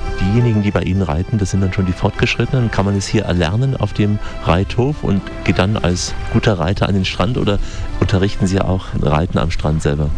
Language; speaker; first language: German; native; German